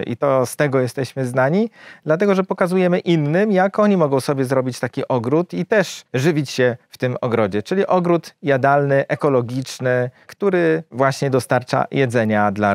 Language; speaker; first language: Polish; native; Polish